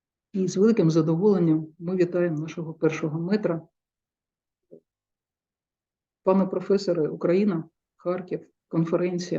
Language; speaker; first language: Ukrainian; native; Ukrainian